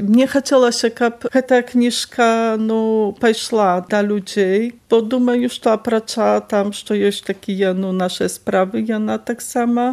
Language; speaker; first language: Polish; non-native, local second language; Belarusian